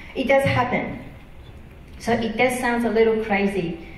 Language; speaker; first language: English; non-native, fluent; Japanese